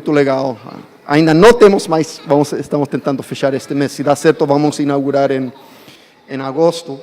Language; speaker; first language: Portuguese; non-native, fluent; English